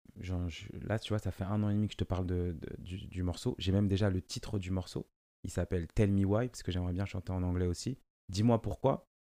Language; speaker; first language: French; native; French